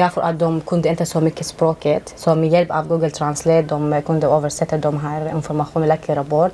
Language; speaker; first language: Swedish; non-native, fluent; Arabic